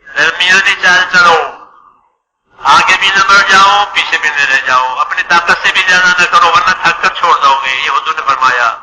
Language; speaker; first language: Urdu; non-native, local second language; Gujarati